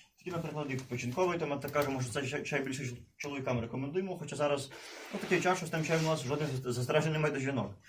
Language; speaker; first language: Ukrainian; native; Ukrainian